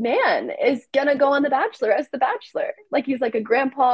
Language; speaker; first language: English; native; English